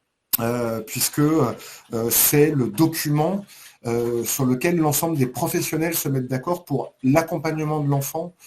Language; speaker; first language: French; native; French